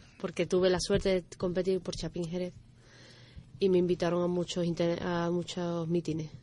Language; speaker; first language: Spanish; native; Spanish